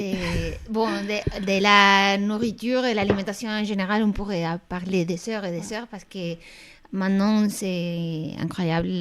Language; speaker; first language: French; non-native, fluent; Spanish